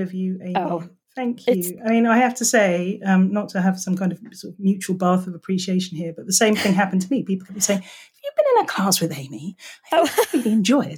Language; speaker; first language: English; native; English